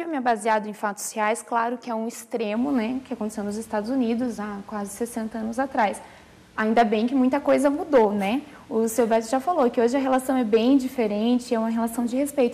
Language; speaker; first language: Portuguese; native; Portuguese